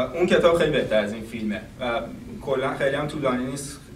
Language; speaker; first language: Persian; native; Persian